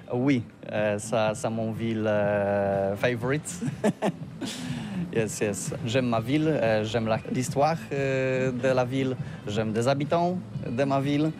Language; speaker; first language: French; non-native, learner; Polish